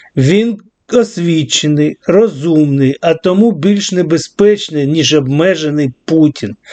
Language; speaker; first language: Ukrainian; non-native, local second language; Russian